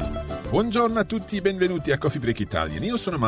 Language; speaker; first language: Italian; non-native, fluent; English